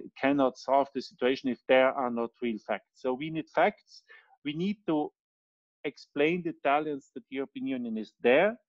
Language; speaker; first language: English; non-native, fluent; Italian